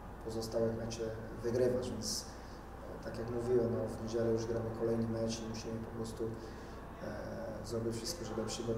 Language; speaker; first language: Polish; non-native, fluent; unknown